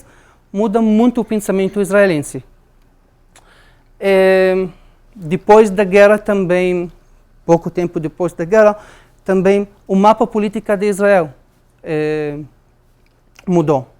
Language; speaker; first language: Portuguese; non-native, learner; Arabic